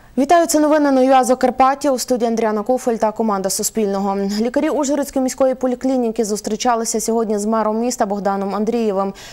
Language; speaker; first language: Ukrainian; native; Ukrainian